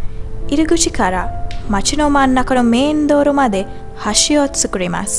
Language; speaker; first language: Japanese; non-native, learner; Sinhala